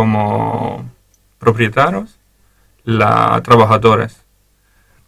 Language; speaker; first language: Spanish; non-native, learner; Romanian